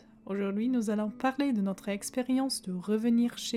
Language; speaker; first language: French; non-native, fluent; German